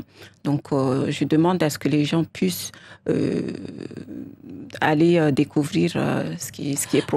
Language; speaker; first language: French; non-native, local second language; Comorian